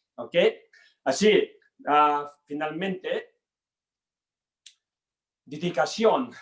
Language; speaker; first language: Spanish; non-native, learner; Tibetan